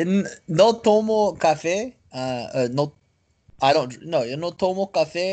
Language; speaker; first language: Spanish; non-native, learner; English